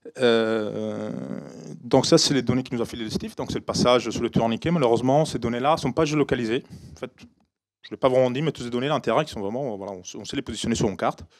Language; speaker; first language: French; non-native, fluent; Italian